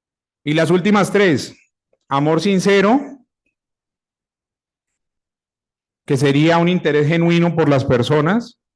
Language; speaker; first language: Spanish; native; Spanish